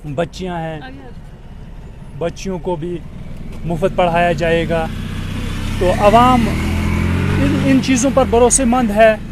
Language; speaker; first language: Hindi; non-native, local second language; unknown